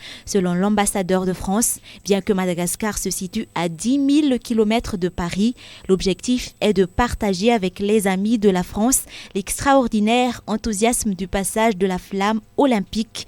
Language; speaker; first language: French; non-native, local second language; Malagasy